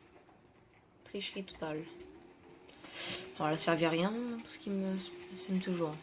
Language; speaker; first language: French; native; French